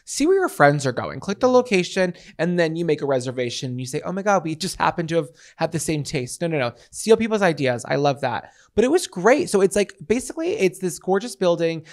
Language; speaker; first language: English; native; English